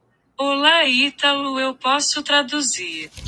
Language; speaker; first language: Portuguese; non-native, learner; English